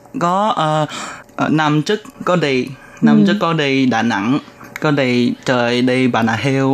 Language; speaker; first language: Vietnamese; non-native, learner; Chinese